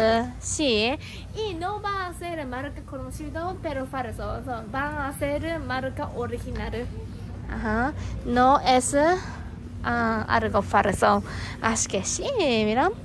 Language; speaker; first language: Spanish; non-native, learner; Japanese